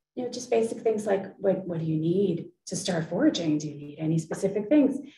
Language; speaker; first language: English; native; English